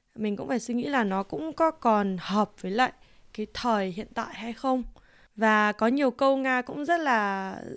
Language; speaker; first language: Vietnamese; early bilingual, heritage; Vietnamese